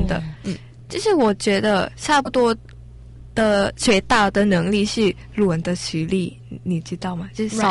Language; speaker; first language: Chinese; non-native, learner; Thai